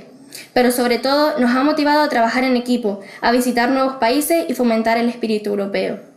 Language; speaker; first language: Spanish; native; Spanish